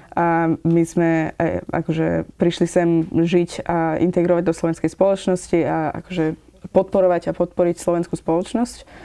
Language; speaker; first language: Slovak; non-native, fluent; Persian